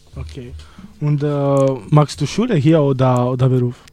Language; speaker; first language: German; non-native, learner; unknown